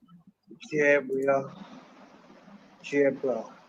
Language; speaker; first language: English; non-native, learner; Punjabi